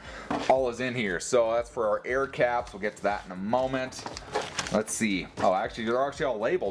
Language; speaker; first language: English; native; English